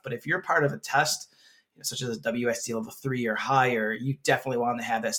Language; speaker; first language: English; native; English